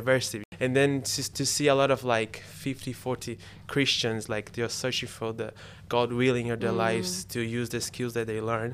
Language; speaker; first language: English; non-native, learner; Portuguese